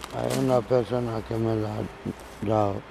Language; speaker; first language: Spanish; non-native, learner; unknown